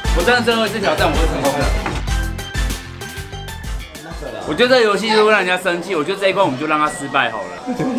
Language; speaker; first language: Chinese; native; Chinese